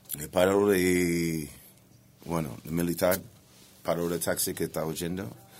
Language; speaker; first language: Spanish; non-native, learner; English